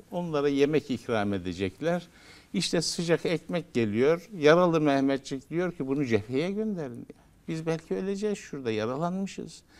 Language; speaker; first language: Turkish; native; Turkish